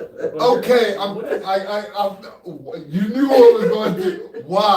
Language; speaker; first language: English; native; English